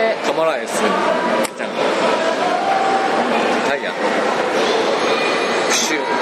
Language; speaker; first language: Spanish; non-native, learner; Japanese